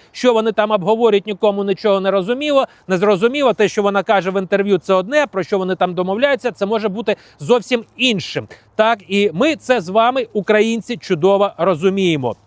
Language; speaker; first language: Ukrainian; non-native, local second language; Russian